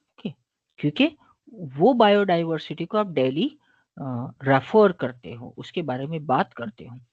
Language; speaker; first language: Hindi; non-native, local second language; Gujarati